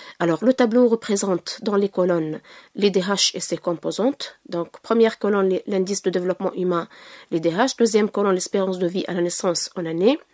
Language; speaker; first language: French; non-native, local second language; Arabic